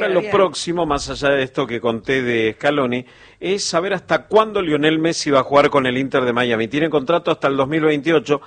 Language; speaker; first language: Spanish; native; Spanish